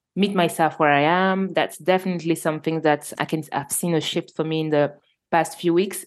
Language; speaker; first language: English; non-native, fluent; French